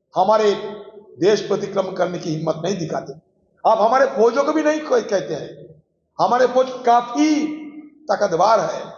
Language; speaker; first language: Hindi; non-native, local second language; Bangla